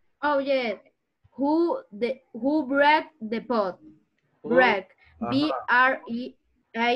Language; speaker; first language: English; non-native, learner; Spanish